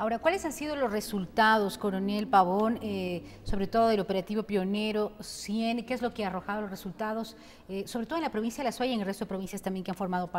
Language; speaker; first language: Spanish; native; Spanish